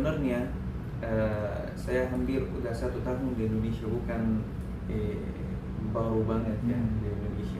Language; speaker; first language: Indonesian; non-native, learner; Arabic